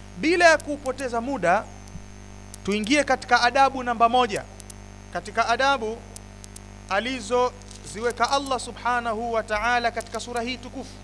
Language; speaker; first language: Swahili; native; Swahili